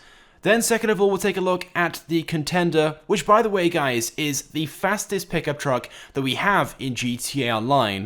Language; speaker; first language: English; native; English